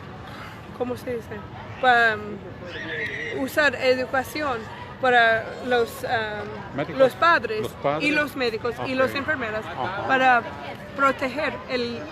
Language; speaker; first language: Spanish; non-native, learner; English